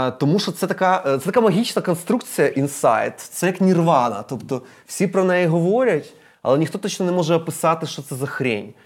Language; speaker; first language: Ukrainian; non-native, local second language; Russian